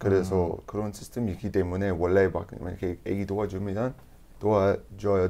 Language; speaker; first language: Korean; non-native, learner; English